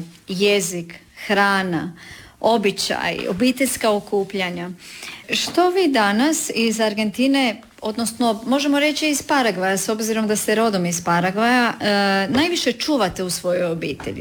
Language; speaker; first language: Serbian; native; Serbian